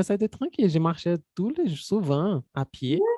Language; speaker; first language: French; non-native, fluent; Portuguese